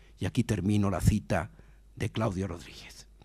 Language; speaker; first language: Spanish; native; Spanish